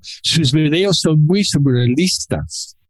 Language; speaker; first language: Spanish; non-native, learner; English